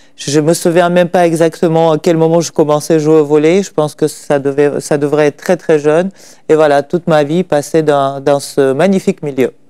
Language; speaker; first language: French; non-native, fluent; Russian